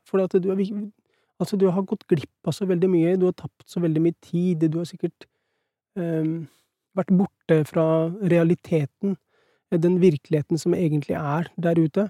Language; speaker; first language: Norwegian; early bilingual, other home language; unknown